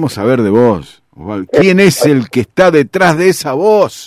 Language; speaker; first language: Spanish; native; Spanish